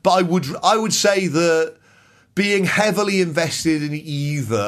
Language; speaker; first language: English; native; English